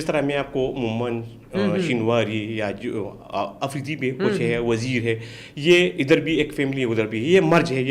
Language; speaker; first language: Urdu; non-native, local second language; Pashto